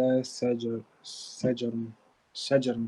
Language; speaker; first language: Arabic; non-native, learner; English